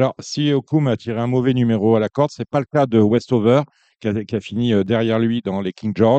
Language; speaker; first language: French; native; French